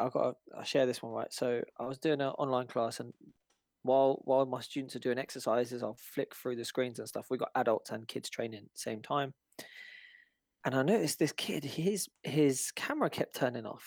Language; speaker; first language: English; native; English